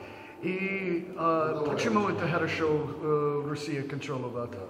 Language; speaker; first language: Russian; non-native, learner; English